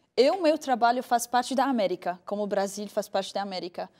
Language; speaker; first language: Portuguese; non-native, fluent; Arabic